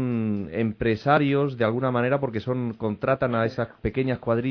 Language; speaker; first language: Spanish; native; Spanish